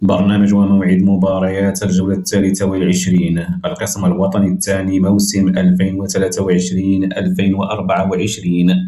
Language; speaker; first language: Arabic; native; Arabic